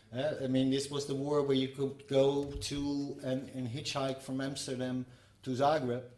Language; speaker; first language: English; non-native, fluent; Dutch